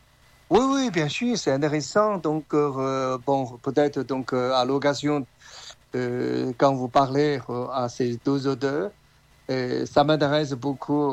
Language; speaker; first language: French; non-native, learner; Chinese